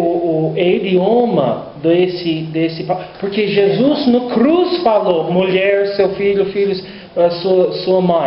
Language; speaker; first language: Portuguese; non-native, learner; English